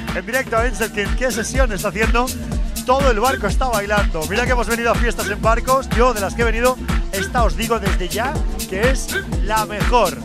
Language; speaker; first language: Spanish; native; Spanish